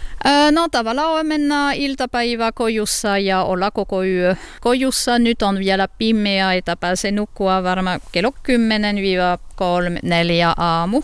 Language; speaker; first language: Finnish; non-native, learner; French